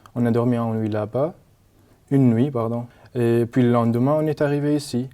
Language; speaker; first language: French; non-native, learner; Arabic